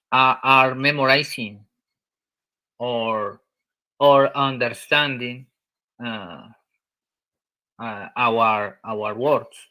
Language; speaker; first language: English; non-native, learner; Spanish